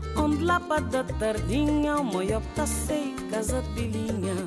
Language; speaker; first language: Portuguese; non-native, local second language; Kabuverdianu